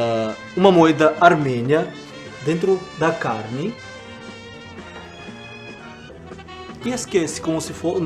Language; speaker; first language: Portuguese; non-native, fluent; Armenian